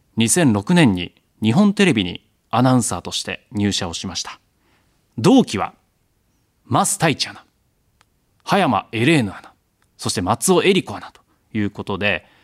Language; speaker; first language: Japanese; native; Japanese